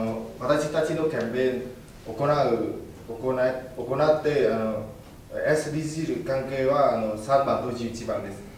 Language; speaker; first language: Japanese; non-native, fluent; Vietnamese